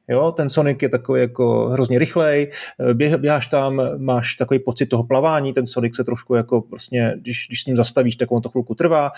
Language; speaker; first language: Czech; native; Czech